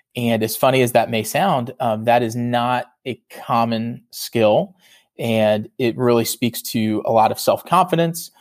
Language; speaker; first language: English; native; English